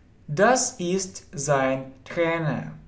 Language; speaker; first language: German; non-native, fluent; Russian